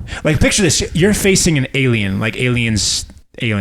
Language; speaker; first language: English; native; English